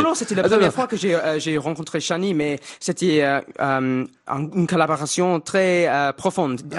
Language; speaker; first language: French; non-native, fluent; English